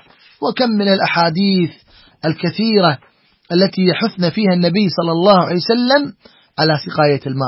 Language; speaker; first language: Arabic; native; Arabic